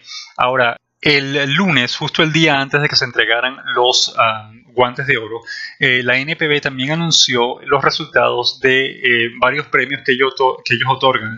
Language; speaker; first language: Spanish; native; Spanish